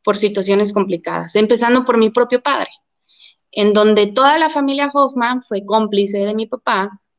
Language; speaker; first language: Spanish; early bilingual, heritage; Spanish